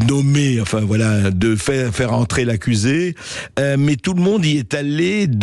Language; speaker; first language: French; native; French